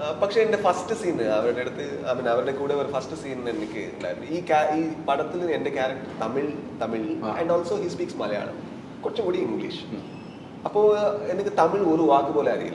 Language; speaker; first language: Malayalam; non-native, learner; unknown